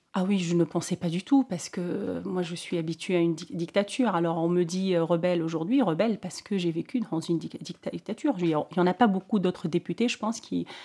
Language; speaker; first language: French; non-native, local second language; Arabic